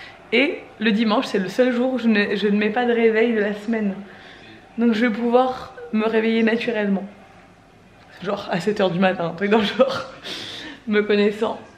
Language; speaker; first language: French; native; French